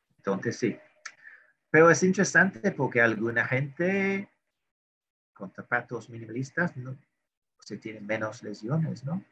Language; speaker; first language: Spanish; non-native, fluent; English